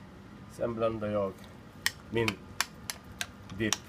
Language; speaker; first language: Swedish; non-native, learner; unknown